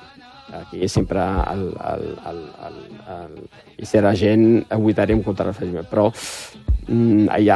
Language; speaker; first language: Catalan; non-native, fluent; Riffian